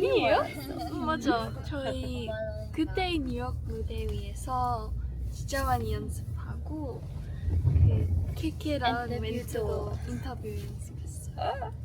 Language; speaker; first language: Korean; non-native, learner; English